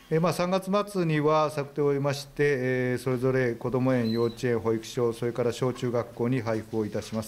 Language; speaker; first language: Japanese; native; Japanese